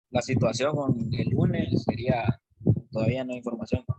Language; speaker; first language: Spanish; native; Spanish